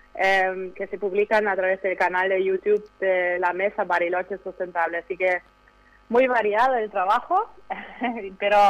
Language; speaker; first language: Spanish; non-native, fluent; German